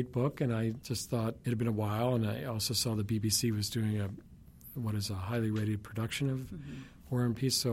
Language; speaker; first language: English; native; English